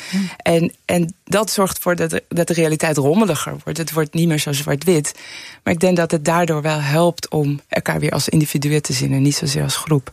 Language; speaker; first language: Dutch; early bilingual, other home language; Persian